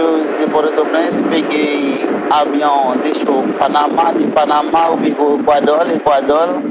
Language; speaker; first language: Portuguese; non-native, learner; Haitian Creole